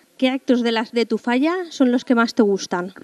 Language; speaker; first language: Spanish; native; Spanish